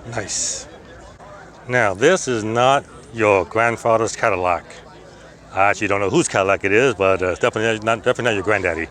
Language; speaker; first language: English; native; English